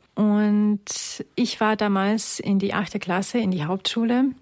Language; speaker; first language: German; non-native, fluent; Romanian